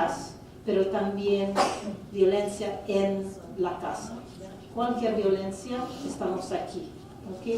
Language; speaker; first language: Spanish; non-native, fluent; English